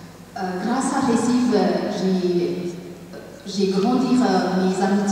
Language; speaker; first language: French; non-native, learner; Tamil